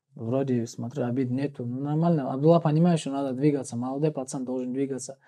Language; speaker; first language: Russian; non-native, local second language; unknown